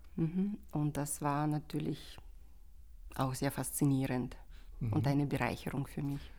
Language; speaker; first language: German; non-native, fluent; Russian